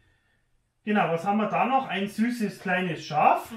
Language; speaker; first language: German; native; German